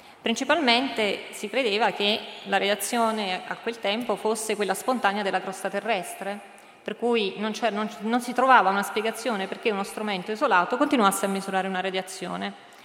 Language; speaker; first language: Italian; native; Italian